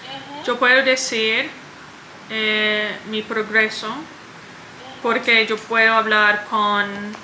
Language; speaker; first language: Spanish; non-native, learner; English